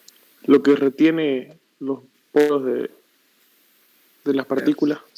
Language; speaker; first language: Spanish; native; Spanish